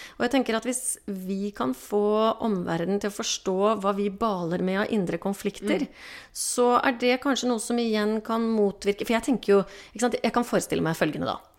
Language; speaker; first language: Norwegian; native; Norwegian